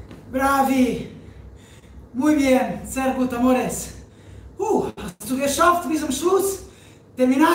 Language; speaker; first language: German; non-native, fluent; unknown